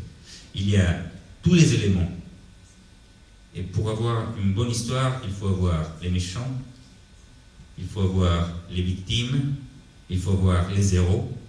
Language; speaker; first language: French; non-native, fluent; Italian